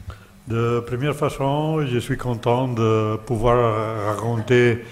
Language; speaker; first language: French; non-native, learner; Catalan